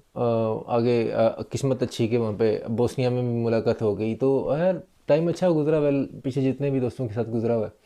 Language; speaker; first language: Urdu; non-native, local second language; Punjabi